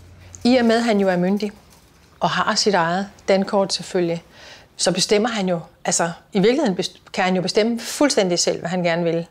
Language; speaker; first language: Danish; native; Danish